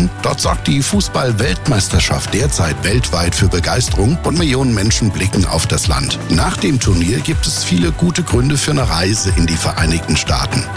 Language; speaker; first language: German; native; German